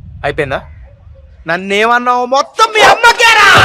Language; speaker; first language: Telugu; native; Telugu